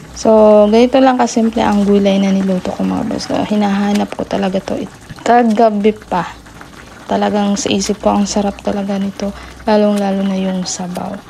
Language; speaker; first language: Filipino; non-native, local second language; Cebuano